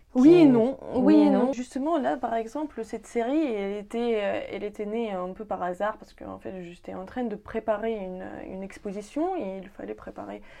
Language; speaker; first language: French; non-native, fluent; Ukrainian